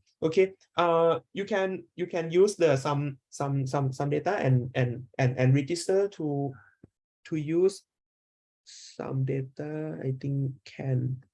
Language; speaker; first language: English; non-native, learner; Thai